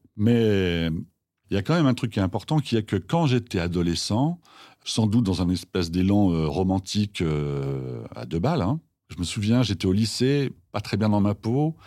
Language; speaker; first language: French; native; French